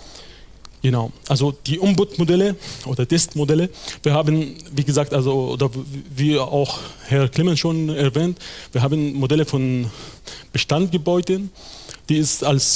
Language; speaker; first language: German; non-native, fluent; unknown